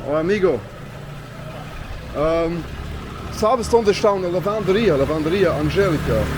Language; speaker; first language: Portuguese; non-native, learner; English